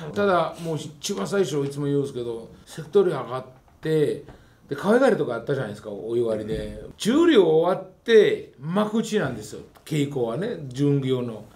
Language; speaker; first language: Japanese; non-native, fluent; Georgian